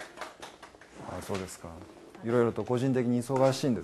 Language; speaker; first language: Japanese; native; Japanese